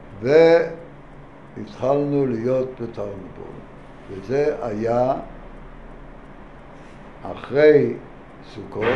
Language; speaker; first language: Hebrew; non-native, fluent; Yiddish